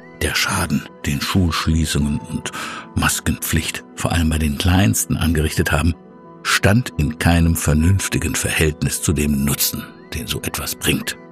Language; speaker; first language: German; native; German